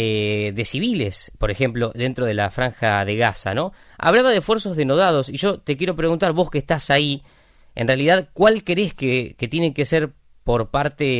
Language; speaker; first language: Spanish; native; Spanish